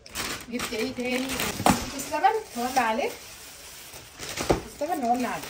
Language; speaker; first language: Arabic; native; Arabic